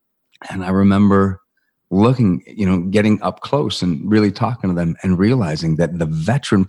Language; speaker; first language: English; native; English